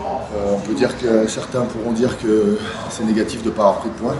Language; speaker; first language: French; native; French